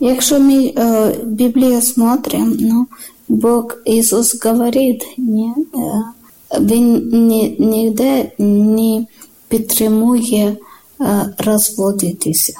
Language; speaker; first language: Ukrainian; non-native, learner; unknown